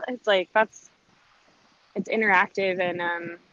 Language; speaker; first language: English; native; English